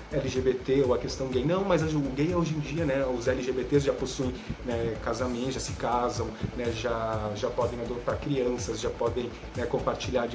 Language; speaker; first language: Portuguese; native; Portuguese